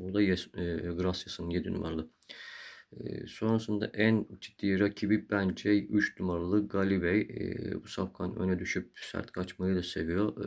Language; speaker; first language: Turkish; native; Turkish